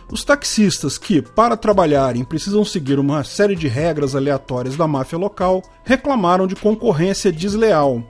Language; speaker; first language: Portuguese; native; Portuguese